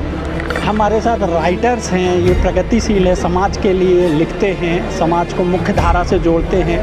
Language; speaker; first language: Hindi; native; Hindi